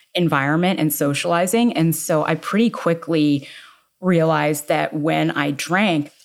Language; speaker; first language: English; native; English